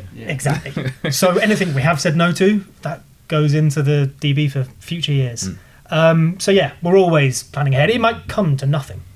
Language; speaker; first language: English; native; English